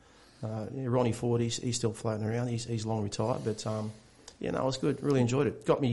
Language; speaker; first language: English; native; English